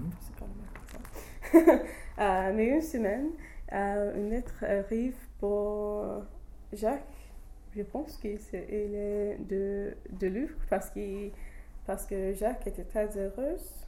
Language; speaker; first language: French; non-native, learner; English